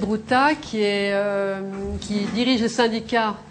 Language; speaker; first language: French; native; French